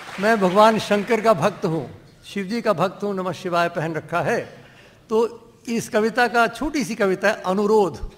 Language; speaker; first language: Hindi; non-native, local second language; Dogri